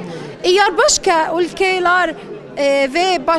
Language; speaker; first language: Turkish; non-native, learner; Arabic